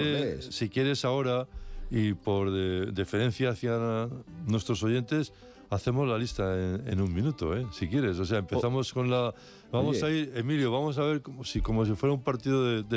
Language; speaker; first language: Spanish; native; Spanish